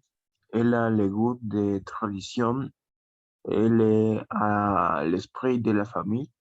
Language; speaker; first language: French; non-native, learner; Spanish